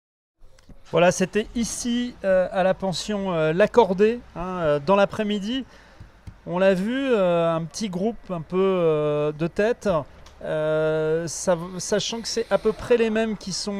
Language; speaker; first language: French; native; French